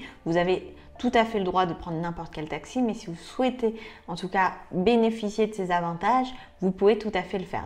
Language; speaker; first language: French; native; French